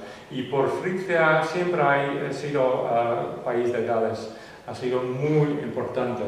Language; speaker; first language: Spanish; non-native, fluent; Western Frisian